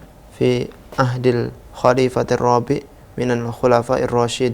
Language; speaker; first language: Arabic; non-native, learner; Indonesian